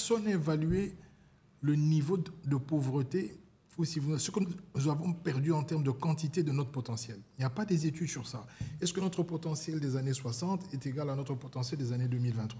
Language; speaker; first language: French; non-native, local second language; Lingala